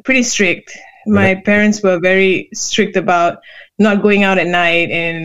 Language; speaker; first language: English; non-native, local second language; Malay